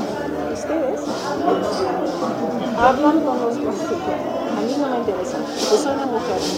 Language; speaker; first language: Spanish; non-native, fluent; German